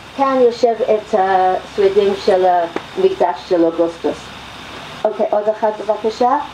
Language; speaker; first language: Hebrew; non-native, fluent; English